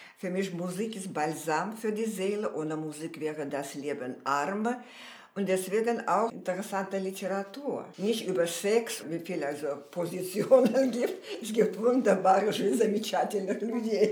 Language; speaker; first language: German; non-native, fluent; Armenian